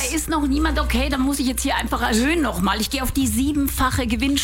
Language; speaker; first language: German; native; German